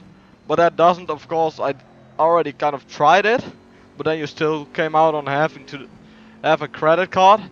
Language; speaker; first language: English; non-native, fluent; Dutch